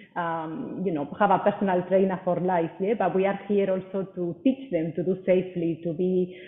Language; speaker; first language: English; non-native, fluent; Spanish